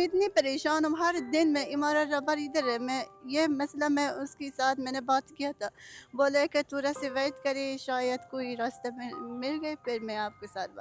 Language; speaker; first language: Hindi; non-native, learner; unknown